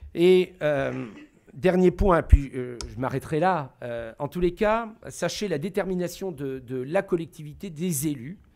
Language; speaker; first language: French; native; French